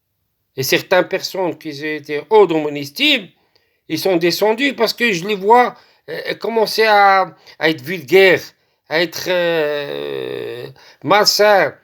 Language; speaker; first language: French; non-native, local second language; Arabic